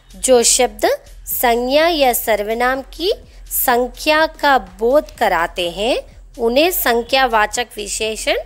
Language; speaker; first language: Hindi; non-native, local second language; Telugu